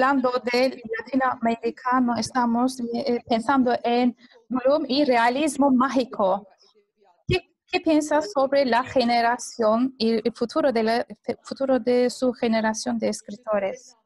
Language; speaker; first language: Spanish; non-native, fluent; Turkish